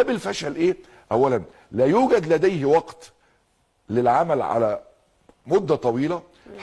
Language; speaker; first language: Arabic; native; Arabic